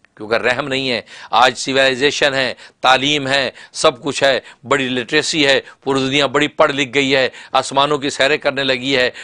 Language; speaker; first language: Urdu; non-native, local second language; Punjabi